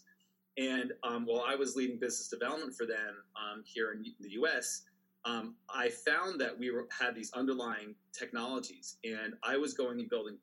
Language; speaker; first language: English; native; English